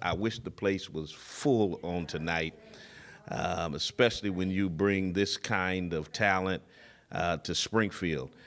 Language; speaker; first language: English; native; English